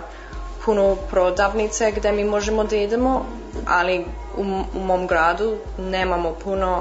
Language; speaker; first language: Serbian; early bilingual, heritage; English